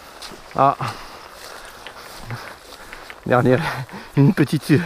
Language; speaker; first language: French; native; French